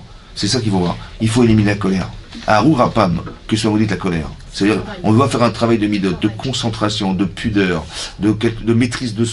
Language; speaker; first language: French; native; French